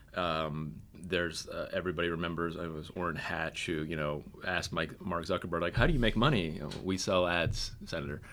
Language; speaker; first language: English; native; English